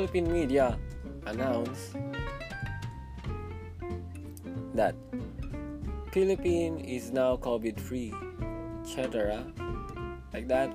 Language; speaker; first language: English; non-native, local second language; Filipino